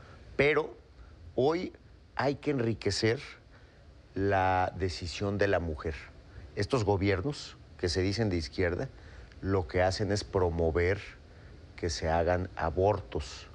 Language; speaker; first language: Spanish; native; Spanish